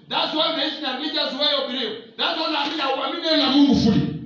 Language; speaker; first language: English; non-native, local second language; Swahili